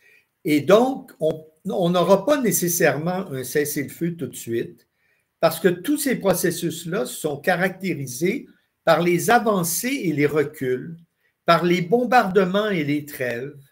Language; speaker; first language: French; native; French